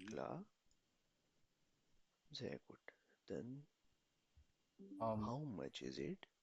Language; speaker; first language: German; non-native, fluent; Urdu